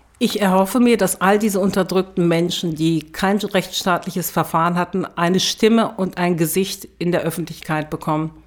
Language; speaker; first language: German; early bilingual, other home language; Turkish